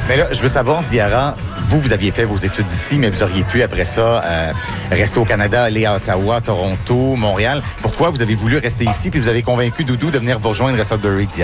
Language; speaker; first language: French; native; French